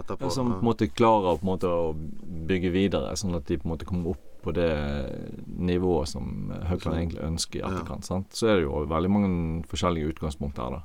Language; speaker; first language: Norwegian; native; Norwegian